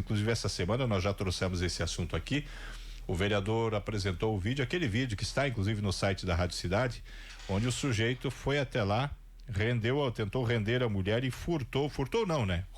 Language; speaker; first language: Portuguese; native; Portuguese